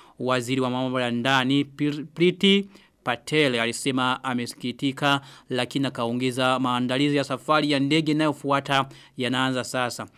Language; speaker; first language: Swahili; non-native, local second language; Rundi